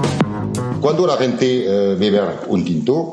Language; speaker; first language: Spanish; non-native, learner; French